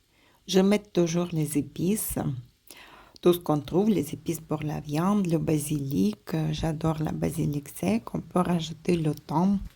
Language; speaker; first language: French; non-native, fluent; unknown